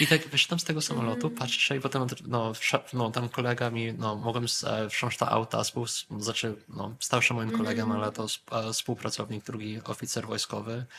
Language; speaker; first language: Polish; early bilingual, heritage; Polish